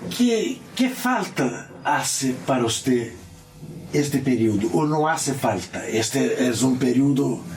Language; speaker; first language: Spanish; non-native, learner; Portuguese